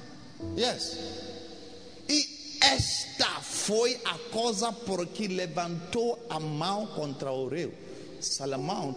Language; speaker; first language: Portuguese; non-native, learner; English